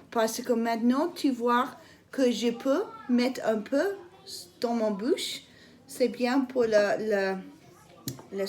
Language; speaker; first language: French; non-native, learner; English